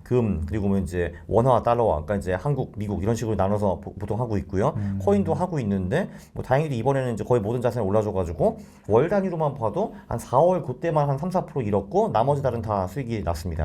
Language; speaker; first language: Korean; native; Korean